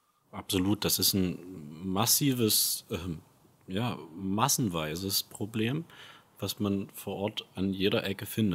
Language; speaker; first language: German; native; German